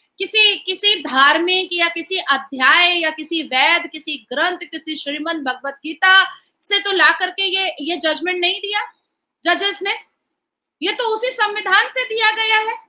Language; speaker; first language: Hindi; native; Hindi